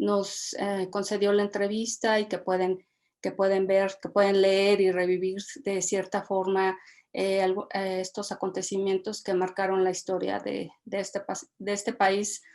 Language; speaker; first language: Spanish; native; Spanish